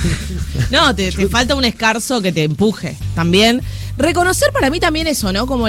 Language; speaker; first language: Spanish; native; Spanish